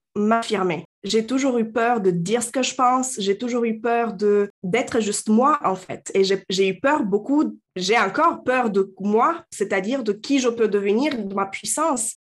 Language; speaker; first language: French; non-native, fluent; Romanian